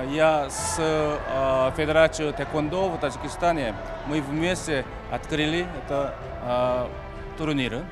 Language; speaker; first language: Russian; non-native, learner; Korean